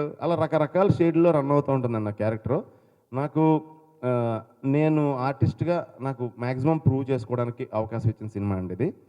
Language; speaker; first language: Telugu; native; Telugu